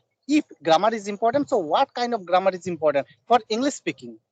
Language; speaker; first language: English; non-native, learner; Bangla